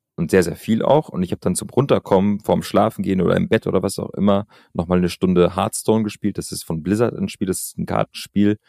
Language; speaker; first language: German; early bilingual, other home language; Albanian